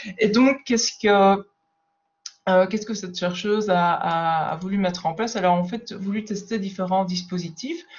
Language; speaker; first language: French; native; French